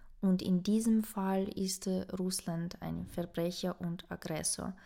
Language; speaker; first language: German; non-native, fluent; Ukrainian